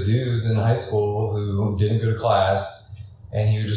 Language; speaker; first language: English; native; English